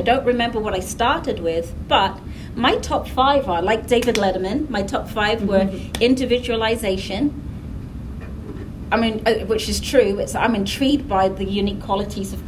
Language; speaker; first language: English; native; English